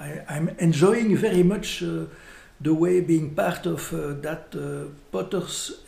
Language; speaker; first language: English; non-native, fluent; French